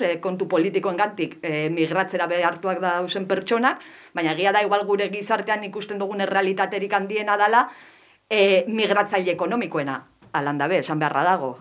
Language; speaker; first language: Basque; non-native, local second language; Spanish